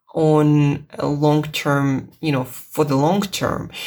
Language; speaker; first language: English; non-native, fluent; Russian